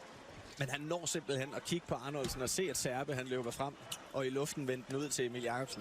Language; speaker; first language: Danish; native; Danish